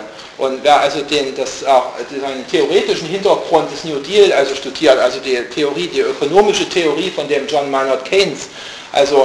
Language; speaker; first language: German; native; German